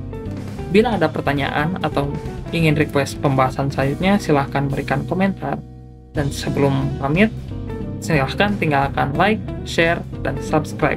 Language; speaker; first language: Indonesian; native; Indonesian